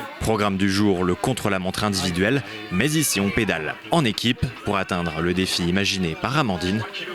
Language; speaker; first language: French; native; French